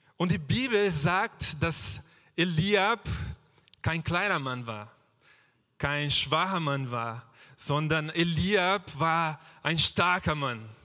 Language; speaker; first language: German; non-native, fluent; Portuguese